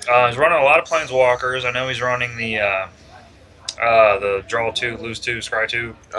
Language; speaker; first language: English; native; English